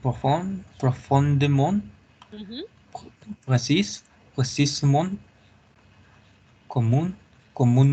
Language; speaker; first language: French; non-native, learner; Spanish